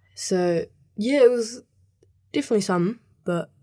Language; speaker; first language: English; early bilingual, other home language; Spanish